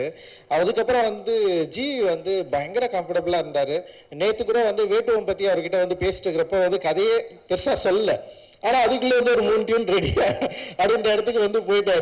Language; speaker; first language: Tamil; native; Tamil